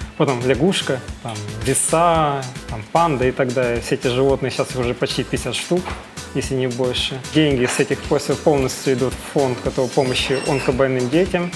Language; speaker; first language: Russian; native; Russian